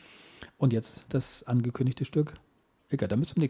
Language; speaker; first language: German; native; German